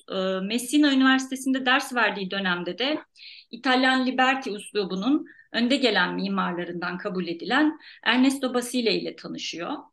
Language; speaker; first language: Turkish; native; Turkish